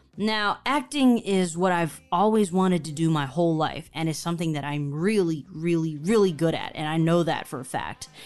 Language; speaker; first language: English; early bilingual, other home language; Chinese